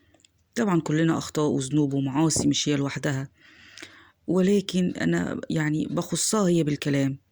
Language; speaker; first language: Arabic; native; Arabic